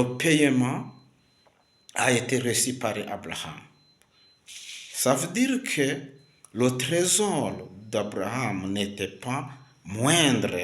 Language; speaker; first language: French; non-native, local second language; Kinyarwanda